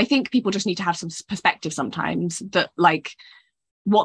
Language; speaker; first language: English; native; English